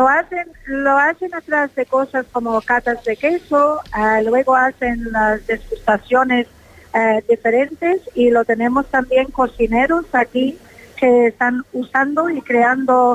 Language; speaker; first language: Spanish; non-native, fluent; English